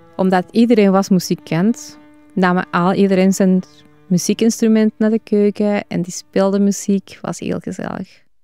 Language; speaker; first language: Dutch; non-native, fluent; Spanish